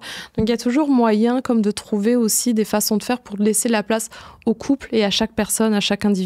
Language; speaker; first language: French; native; French